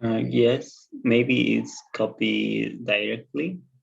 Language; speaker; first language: English; non-native, learner; Spanish